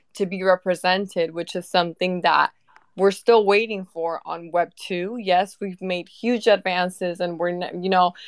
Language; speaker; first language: English; early bilingual, other home language; Spanish